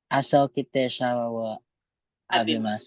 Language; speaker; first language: Japanese; non-native, learner; Filipino